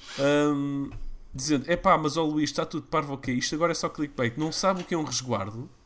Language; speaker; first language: Portuguese; early bilingual, other home language; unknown